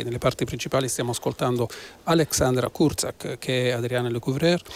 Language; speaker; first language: Italian; native; Italian